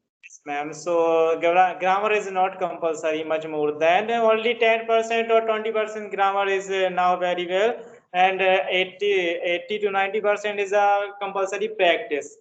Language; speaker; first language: English; non-native, learner; Hindi